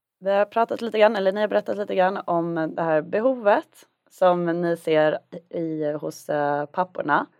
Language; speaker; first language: Swedish; native; Swedish